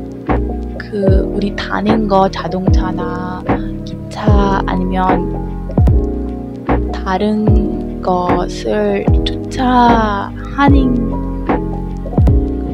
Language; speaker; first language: Korean; non-native, learner; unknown